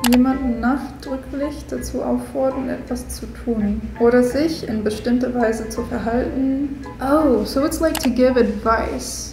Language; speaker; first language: German; non-native, fluent; English